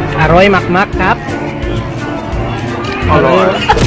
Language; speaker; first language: Thai; non-native, learner; Filipino